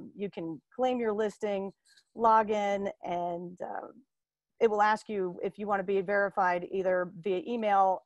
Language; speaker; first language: English; native; English